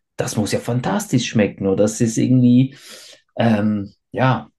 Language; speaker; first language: German; native; German